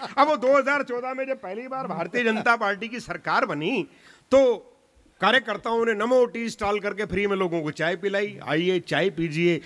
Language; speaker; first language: Hindi; non-native, local second language; Punjabi